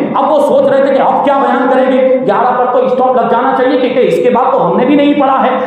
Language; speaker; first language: Urdu; native; Urdu